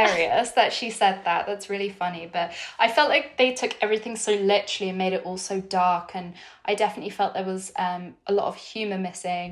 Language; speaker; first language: English; native; English